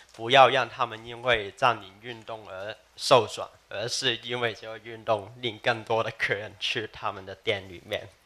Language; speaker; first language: Chinese; non-native, local second language; Cantonese